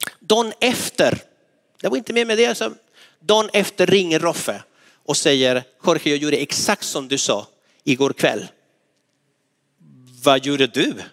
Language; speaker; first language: Swedish; non-native, fluent; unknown